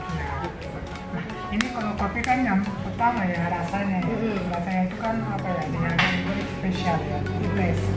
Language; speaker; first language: Indonesian; non-native, learner; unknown